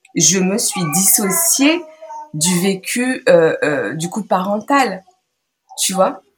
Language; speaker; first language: French; native; French